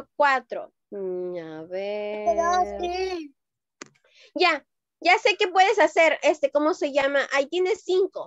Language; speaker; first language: Spanish; native; Spanish